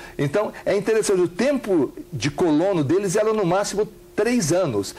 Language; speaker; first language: Portuguese; native; Portuguese